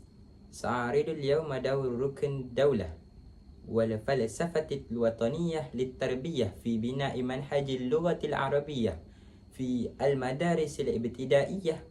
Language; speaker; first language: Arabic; non-native, learner; Malay